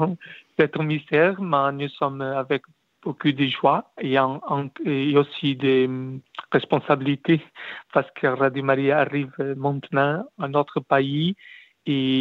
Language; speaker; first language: French; non-native, learner; Portuguese